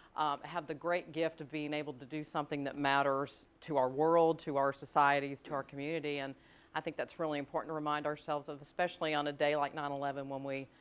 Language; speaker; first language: English; native; English